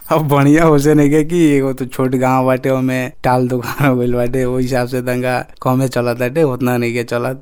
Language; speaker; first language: Bhojpuri; native; Bhojpuri